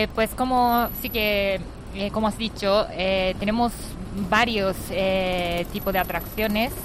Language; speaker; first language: Spanish; non-native, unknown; Japanese